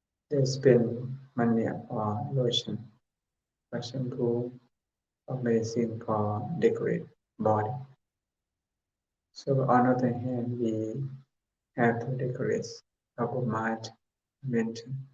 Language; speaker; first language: English; non-native, learner; Thai